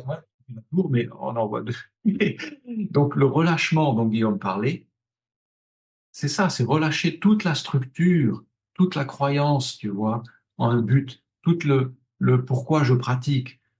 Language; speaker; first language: French; native; French